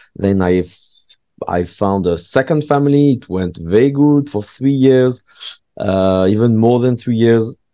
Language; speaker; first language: English; non-native, fluent; French